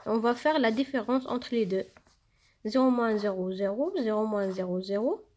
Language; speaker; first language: French; non-native, local second language; Arabic